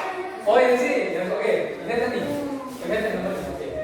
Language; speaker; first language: Indonesian; native; Indonesian